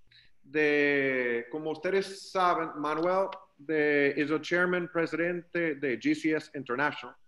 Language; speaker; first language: Spanish; non-native, learner; English